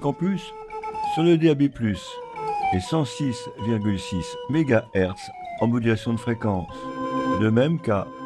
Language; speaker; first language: French; native; French